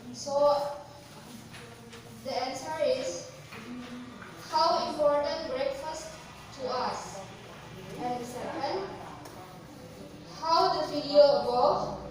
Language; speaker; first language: English; non-native, learner; Indonesian